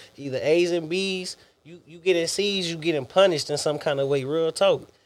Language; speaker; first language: English; native; English